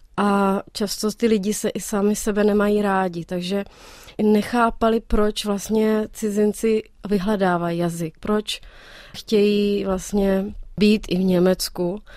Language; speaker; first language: Czech; native; Czech